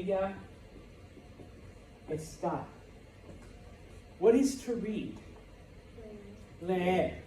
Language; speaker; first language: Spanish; non-native, fluent; English